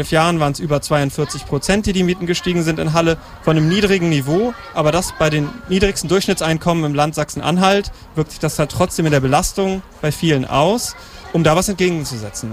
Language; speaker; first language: German; native; German